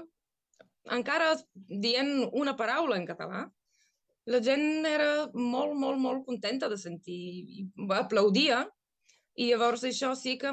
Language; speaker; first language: Catalan; non-native, fluent; Bulgarian